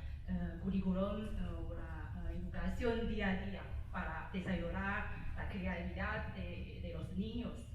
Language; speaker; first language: Spanish; non-native, learner; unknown